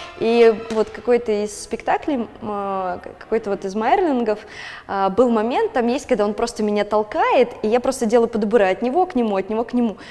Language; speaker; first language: Russian; native; Russian